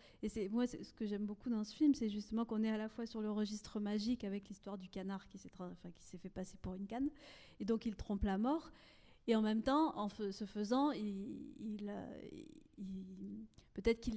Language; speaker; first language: French; native; French